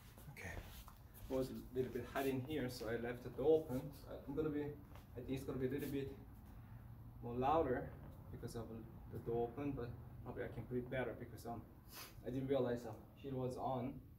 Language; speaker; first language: English; non-native, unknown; Korean